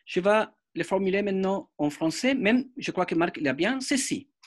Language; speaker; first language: French; non-native, fluent; Spanish